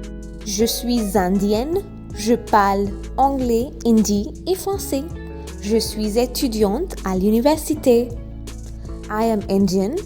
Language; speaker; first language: French; non-native, fluent; Hindi